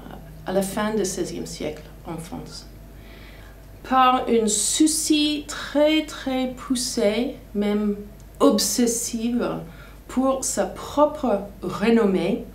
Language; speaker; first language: French; non-native, fluent; English